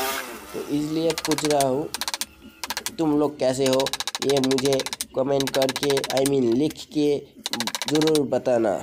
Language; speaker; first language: Hindi; non-native, local second language; Bangla